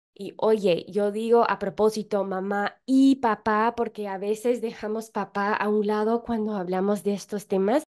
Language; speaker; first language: Spanish; non-native, fluent; English